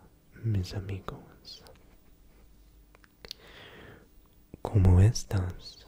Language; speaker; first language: Spanish; non-native, learner; English